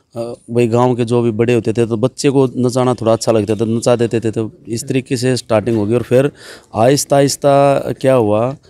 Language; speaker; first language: Hindi; native; Hindi